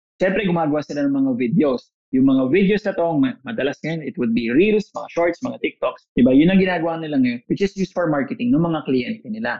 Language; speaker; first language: Filipino; native; Filipino